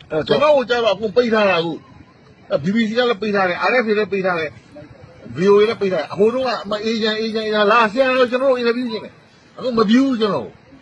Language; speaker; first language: Burmese; native; Burmese